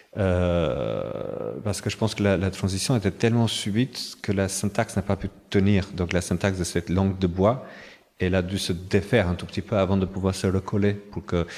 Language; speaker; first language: French; non-native, fluent; Albanian